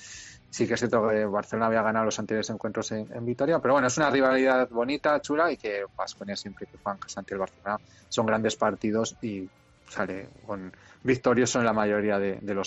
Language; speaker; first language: Spanish; native; Spanish